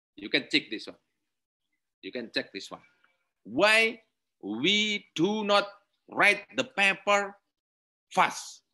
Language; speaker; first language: English; non-native, learner; Indonesian